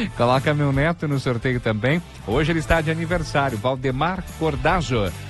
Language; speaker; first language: Portuguese; native; Portuguese